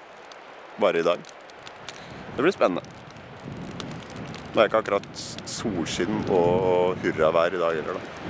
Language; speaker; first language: Norwegian; native; Norwegian